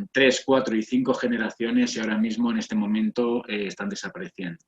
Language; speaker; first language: Spanish; native; Spanish